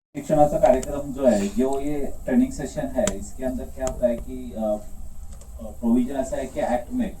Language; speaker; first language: Hindi; non-native, local second language; Marathi